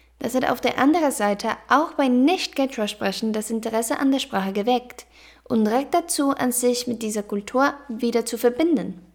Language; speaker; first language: German; non-native, fluent; Spanish